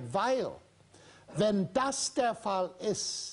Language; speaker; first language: German; non-native, fluent; English